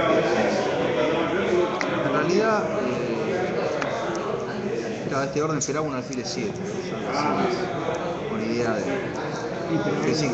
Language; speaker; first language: Spanish; native; Spanish